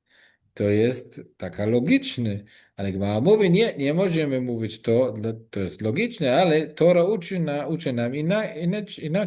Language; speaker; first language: Polish; non-native, learner; Hebrew